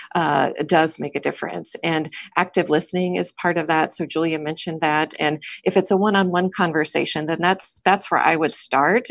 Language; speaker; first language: English; native; English